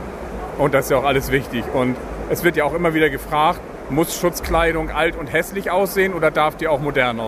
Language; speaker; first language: German; native; German